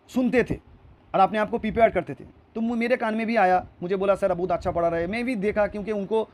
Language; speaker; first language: Hindi; non-native, local second language; Urdu